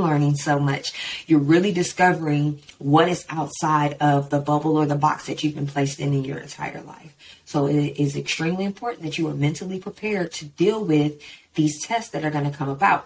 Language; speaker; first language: English; native; English